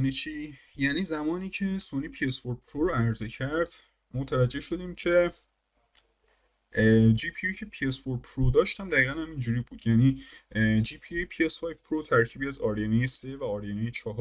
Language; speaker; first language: Persian; native; Persian